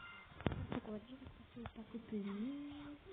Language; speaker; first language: French; native; French